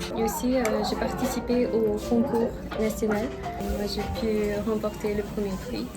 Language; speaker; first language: French; non-native, fluent; Japanese